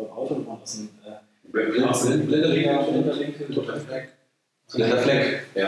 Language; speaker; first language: German; native; German